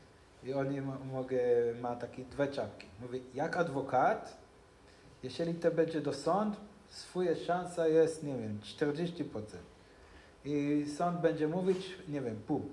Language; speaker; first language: Polish; non-native, learner; Hebrew